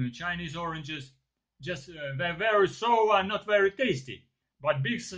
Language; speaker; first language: English; non-native, learner; Ukrainian